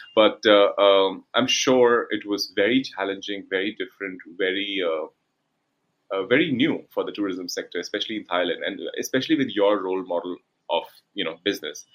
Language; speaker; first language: English; non-native, local second language; Hindi